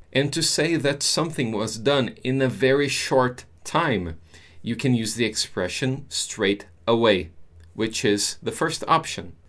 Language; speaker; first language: English; non-native, fluent; Portuguese